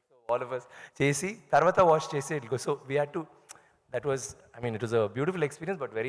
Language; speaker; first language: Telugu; non-native, learner; Tamil